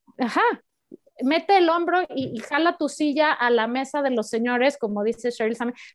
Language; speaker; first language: Spanish; native; Spanish